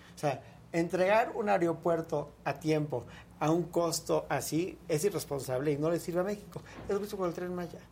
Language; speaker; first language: Spanish; native; Spanish